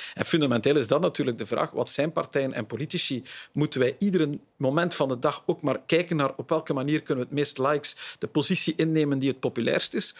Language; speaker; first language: Dutch; native; Dutch